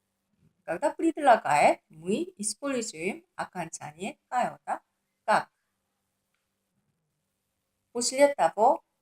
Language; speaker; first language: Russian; non-native, learner; Korean